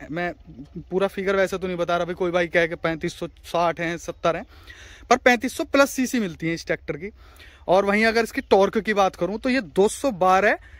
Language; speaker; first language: Hindi; native; Hindi